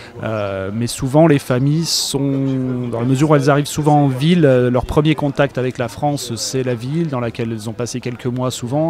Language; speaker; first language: French; native; French